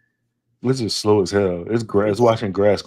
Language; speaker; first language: English; native; English